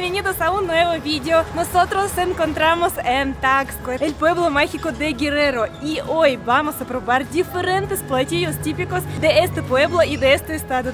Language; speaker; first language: Spanish; non-native, fluent; Russian